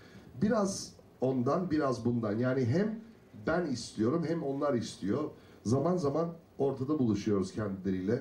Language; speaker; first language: Turkish; native; Turkish